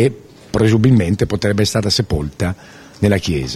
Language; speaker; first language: Italian; native; Italian